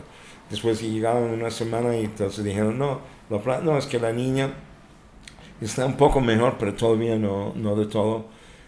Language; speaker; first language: Spanish; non-native, fluent; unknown